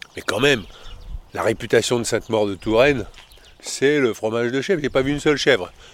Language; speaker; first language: French; native; French